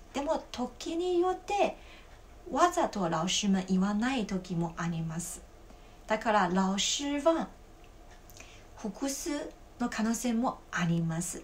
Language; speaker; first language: Japanese; non-native, fluent; Chinese